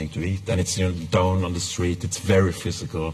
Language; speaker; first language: English; non-native, fluent; Norwegian